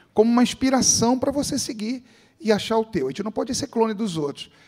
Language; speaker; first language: Portuguese; native; Portuguese